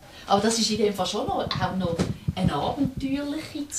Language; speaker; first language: German; native; German